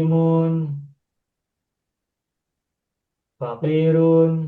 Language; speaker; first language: Arabic; non-native, fluent; Indonesian